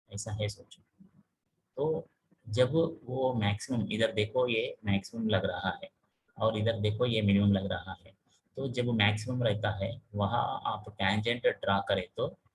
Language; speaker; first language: Hindi; non-native, local second language; Telugu